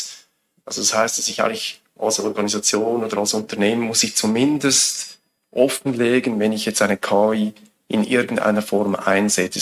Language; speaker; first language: German; native; German